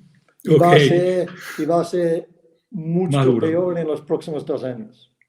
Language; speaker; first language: Spanish; non-native, fluent; English